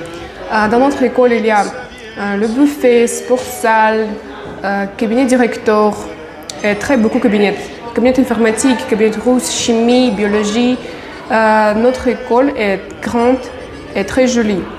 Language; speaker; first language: French; non-native, learner; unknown